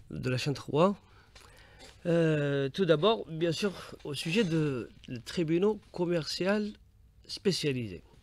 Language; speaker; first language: French; non-native, local second language; Arabic